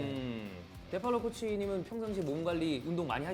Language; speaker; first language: Korean; native; Korean